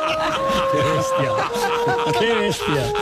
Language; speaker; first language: Spanish; native; Spanish